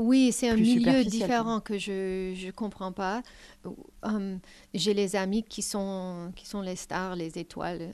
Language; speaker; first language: French; non-native, learner; English